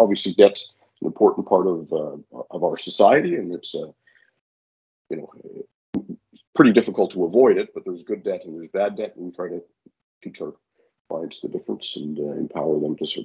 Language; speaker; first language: English; native; English